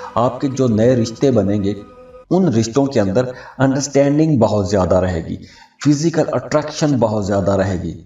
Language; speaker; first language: Urdu; native; Urdu